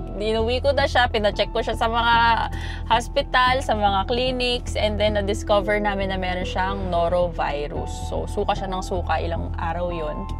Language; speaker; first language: Filipino; native; Filipino